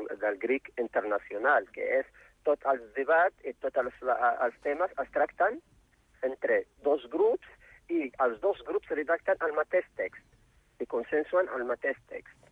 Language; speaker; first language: Catalan; non-native, fluent; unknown